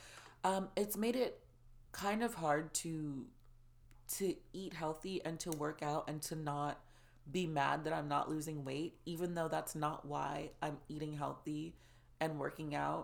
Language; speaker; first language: English; native; English